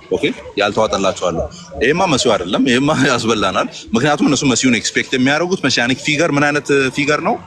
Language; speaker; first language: Amharic; non-native, local second language; Oromo